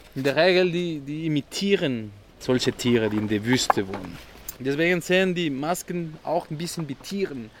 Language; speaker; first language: German; non-native, fluent; Spanish